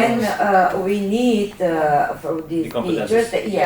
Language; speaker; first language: English; non-native, learner; Bulgarian